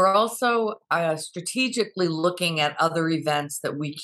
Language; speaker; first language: English; native; English